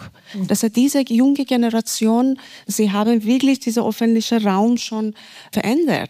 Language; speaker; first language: German; non-native, fluent; Persian